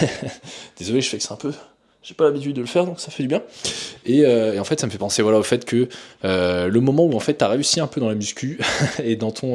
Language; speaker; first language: French; native; French